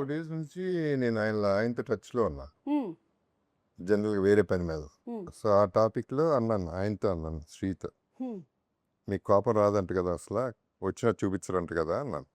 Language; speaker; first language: Telugu; native; Telugu